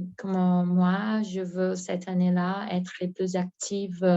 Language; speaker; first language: French; non-native, learner; Portuguese